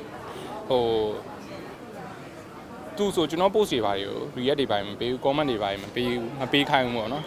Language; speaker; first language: Burmese; native; Burmese